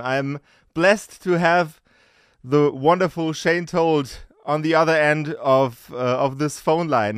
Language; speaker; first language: English; non-native, fluent; German